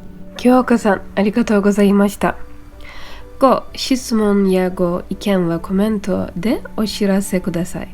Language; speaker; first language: Japanese; non-native, fluent; Turkish